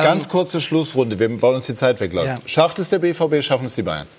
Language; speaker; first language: German; native; German